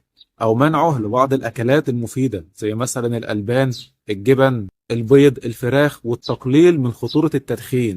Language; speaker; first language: Arabic; native; Arabic